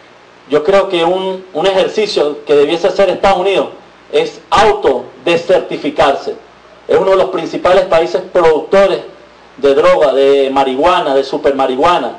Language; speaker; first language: Spanish; native; Spanish